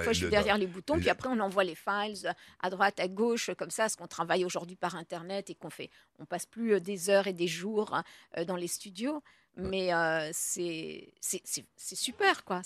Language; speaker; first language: French; native; French